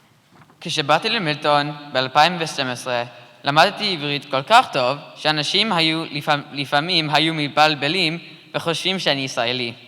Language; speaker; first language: Hebrew; non-native, learner; English